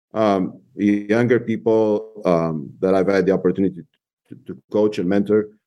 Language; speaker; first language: English; non-native, fluent; Portuguese